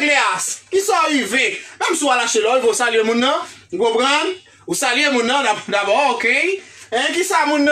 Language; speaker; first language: French; non-native, local second language; Haitian Creole